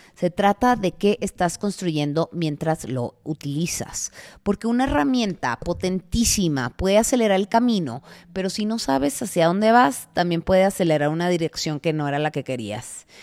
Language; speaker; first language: Spanish; native; Spanish